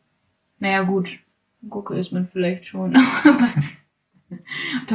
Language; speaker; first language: German; native; German